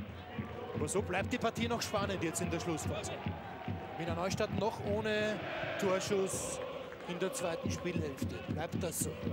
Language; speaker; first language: German; native; German